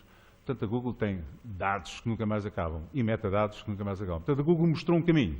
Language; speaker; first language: Portuguese; native; Portuguese